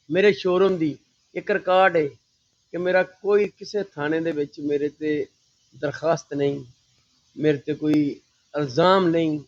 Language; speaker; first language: Urdu; non-native, local second language; Punjabi